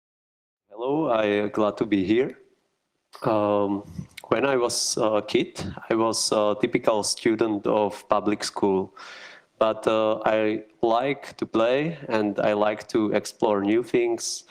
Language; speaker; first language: English; non-native, learner; Slovak